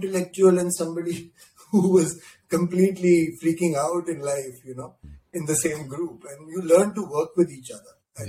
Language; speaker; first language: English; non-native, local second language; Hindi